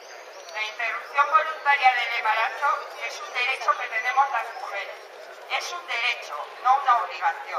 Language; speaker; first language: Spanish; native; Spanish